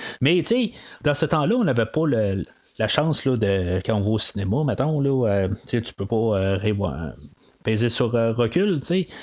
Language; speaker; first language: French; native; French